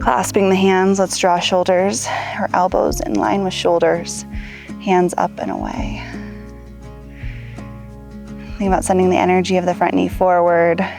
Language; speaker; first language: English; native; English